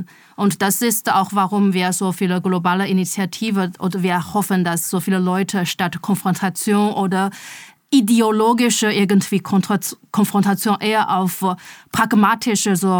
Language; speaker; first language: German; non-native, fluent; Chinese